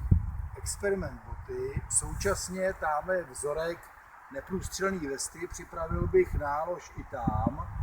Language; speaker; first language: Czech; native; Czech